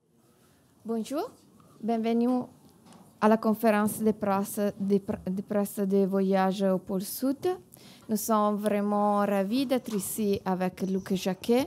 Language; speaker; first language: French; non-native, fluent; Italian